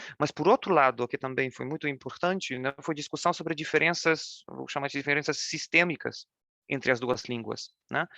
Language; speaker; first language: Portuguese; non-native, fluent; Polish